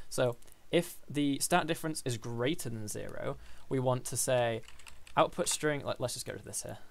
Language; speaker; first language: English; native; English